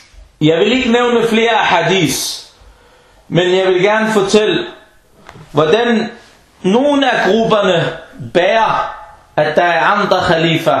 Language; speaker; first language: Danish; early bilingual, other home language; Arabic